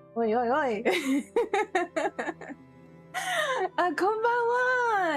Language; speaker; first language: Japanese; non-native, learner; English